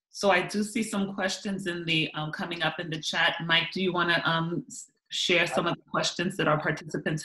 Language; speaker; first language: English; native; English